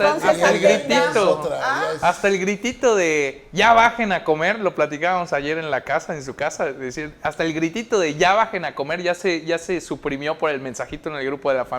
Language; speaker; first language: Spanish; native; Spanish